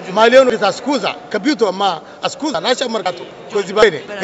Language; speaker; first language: Italian; non-native, learner; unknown